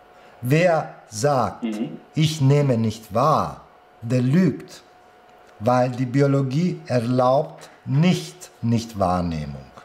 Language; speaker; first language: German; non-native, fluent; Italian